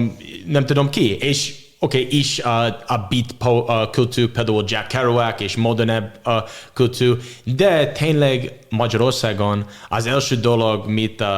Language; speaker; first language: Hungarian; non-native, learner; English